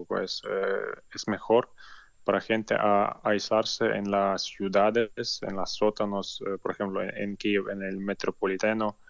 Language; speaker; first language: Spanish; non-native, learner; Ukrainian